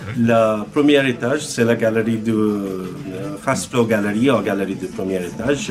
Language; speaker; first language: French; non-native, learner; Bangla